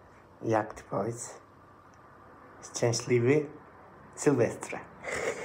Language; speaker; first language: Polish; non-native, learner; Turkish